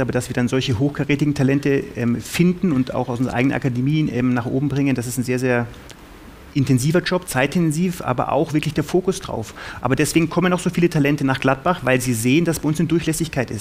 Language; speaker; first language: German; native; German